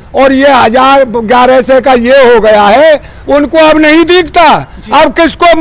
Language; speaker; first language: Hindi; native; Hindi